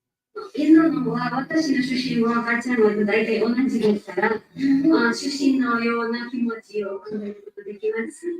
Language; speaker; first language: Japanese; non-native, learner; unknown